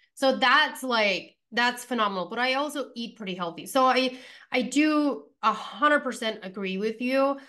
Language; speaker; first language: English; early bilingual, other home language; Pennsylvania German